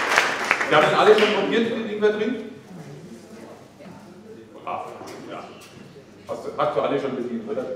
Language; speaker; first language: German; native; German